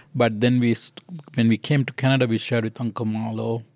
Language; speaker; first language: English; non-native, local second language; Sinhala